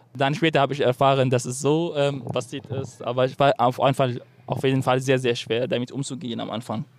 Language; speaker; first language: German; non-native, fluent; Arabic